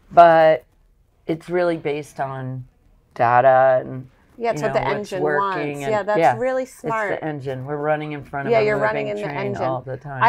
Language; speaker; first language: English; native; English